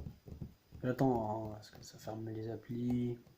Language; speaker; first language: French; native; French